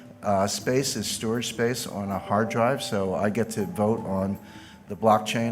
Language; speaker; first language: English; native; English